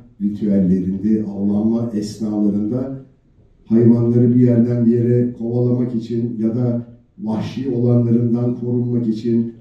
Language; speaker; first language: Turkish; native; Turkish